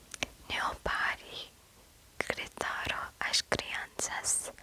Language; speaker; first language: Portuguese; non-native, learner; English